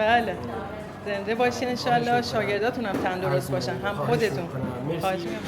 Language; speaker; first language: Persian; native; Persian